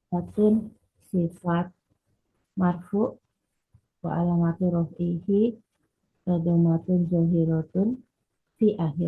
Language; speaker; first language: Arabic; non-native, learner; Indonesian